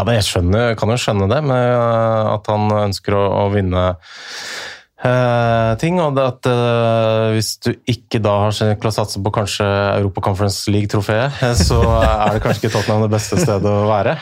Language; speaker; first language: Norwegian; native; Norwegian